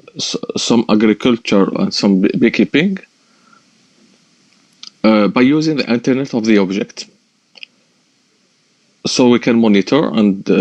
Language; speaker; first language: English; non-native, learner; Arabic